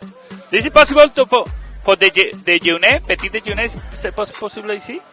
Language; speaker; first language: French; non-native, learner; Spanish